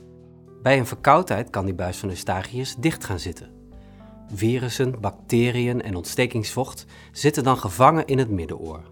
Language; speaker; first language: Dutch; native; Dutch